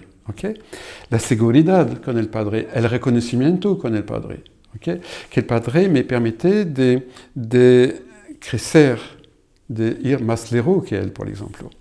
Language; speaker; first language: Spanish; non-native, fluent; French